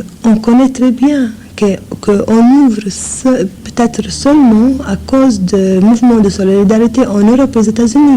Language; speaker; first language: French; non-native, fluent; English